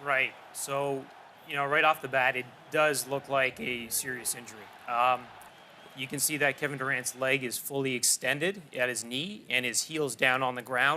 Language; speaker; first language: English; native; English